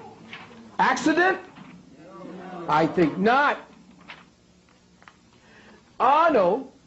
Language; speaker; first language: English; native; English